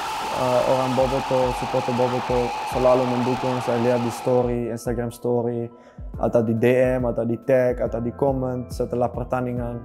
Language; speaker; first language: Indonesian; non-native, learner; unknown